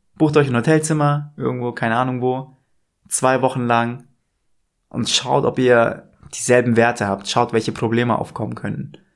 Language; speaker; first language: German; native; German